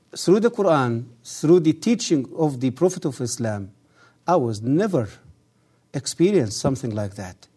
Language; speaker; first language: English; early bilingual, other home language; Arabic